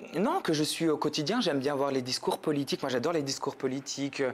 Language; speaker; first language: French; native; French